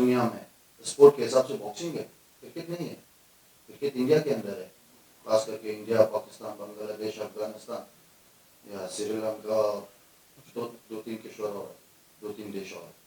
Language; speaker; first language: Hindi; non-native, fluent; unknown